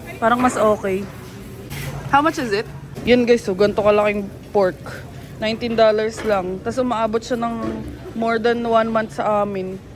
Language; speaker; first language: Filipino; native; Filipino